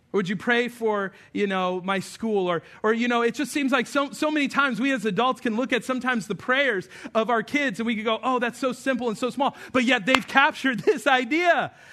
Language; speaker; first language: English; native; English